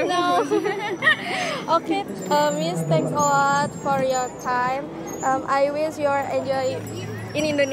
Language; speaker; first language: English; non-native, learner; Indonesian